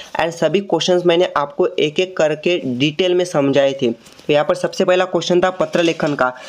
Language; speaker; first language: Hindi; non-native, local second language; Marathi